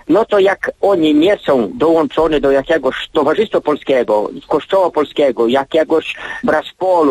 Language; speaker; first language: Polish; early bilingual, heritage; Polish